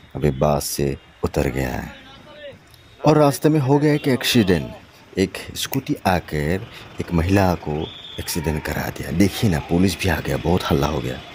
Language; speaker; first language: Hindi; non-native, local second language; Assamese